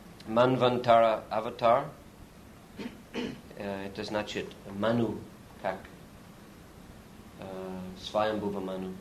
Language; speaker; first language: Russian; non-native, learner; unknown